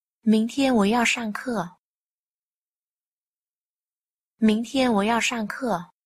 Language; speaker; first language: Chinese; non-native, fluent; Vietnamese